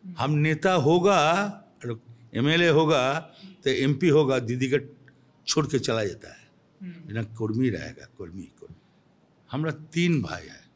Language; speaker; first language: Hindi; non-native, local second language; Bangla